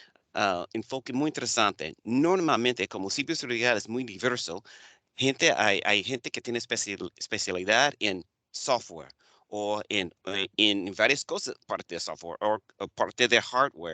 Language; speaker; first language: Spanish; non-native, fluent; English